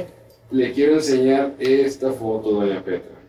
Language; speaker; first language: Spanish; native; Spanish